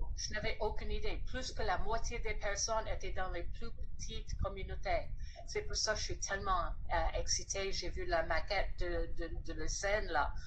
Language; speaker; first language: French; non-native, fluent; English